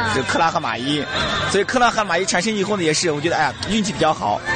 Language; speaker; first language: Chinese; native; Chinese